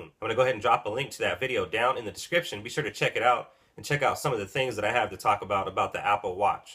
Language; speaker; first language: English; native; English